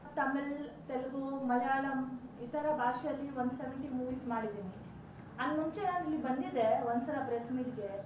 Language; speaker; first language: Kannada; non-native, local second language; Konkani